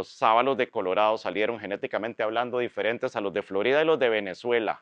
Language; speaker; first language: Spanish; native; Spanish